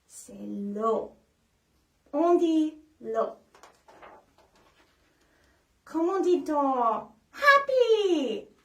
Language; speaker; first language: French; non-native, fluent; English